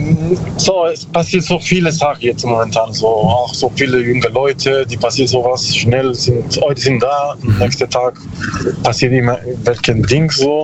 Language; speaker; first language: German; non-native, learner; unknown